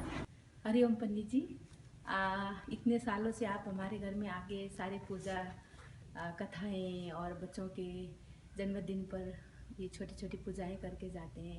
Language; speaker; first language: Hindi; native; Hindi